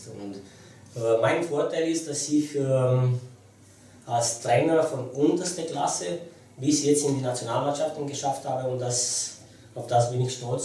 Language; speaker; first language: German; non-native, fluent; Romanian